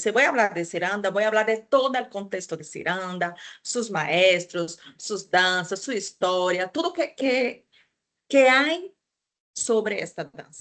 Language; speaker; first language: Spanish; non-native, fluent; Portuguese